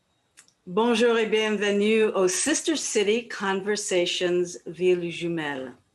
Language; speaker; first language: French; non-native, learner; English